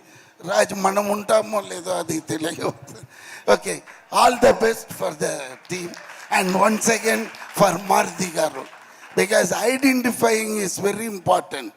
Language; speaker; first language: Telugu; non-native, learner; Tamil